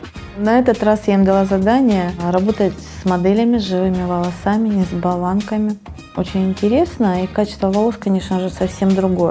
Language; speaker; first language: Russian; native; Russian